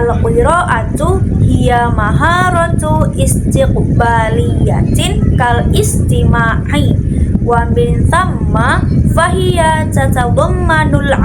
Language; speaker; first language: Arabic; non-native, learner; Indonesian